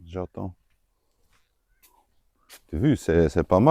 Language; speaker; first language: French; non-native, local second language; Dutch